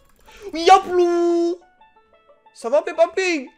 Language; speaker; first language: French; native; French